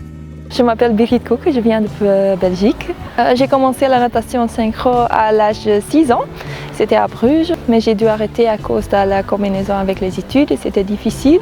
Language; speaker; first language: French; non-native, local second language; Dutch